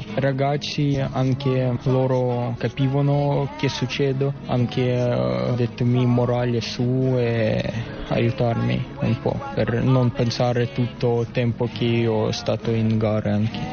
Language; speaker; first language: Italian; non-native, learner; Ukrainian